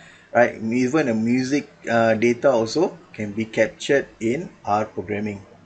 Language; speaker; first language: English; non-native, local second language; Malay